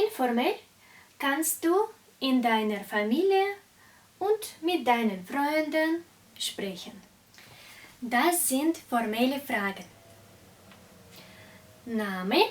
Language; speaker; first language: German; non-native, fluent; Russian